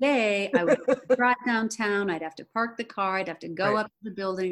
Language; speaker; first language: English; native; English